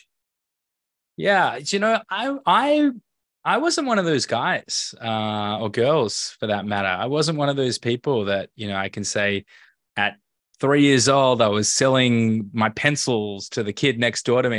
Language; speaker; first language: English; native; English